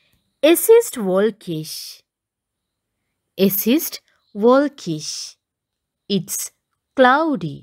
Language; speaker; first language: German; non-native, learner; Sinhala